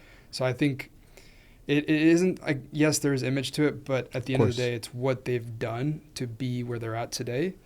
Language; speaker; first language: English; non-native, fluent; Spanish